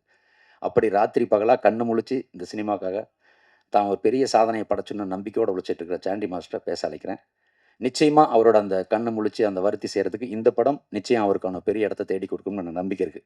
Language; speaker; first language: Tamil; native; Tamil